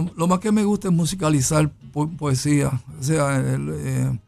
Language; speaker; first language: Spanish; native; Spanish